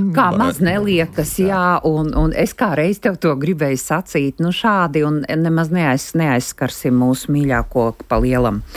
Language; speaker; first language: Latvian; native; Latvian